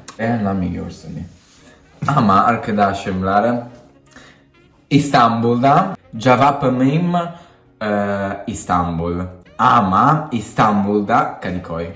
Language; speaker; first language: Turkish; non-native, learner; Italian